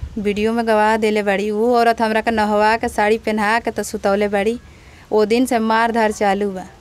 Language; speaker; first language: Hindi; native; Hindi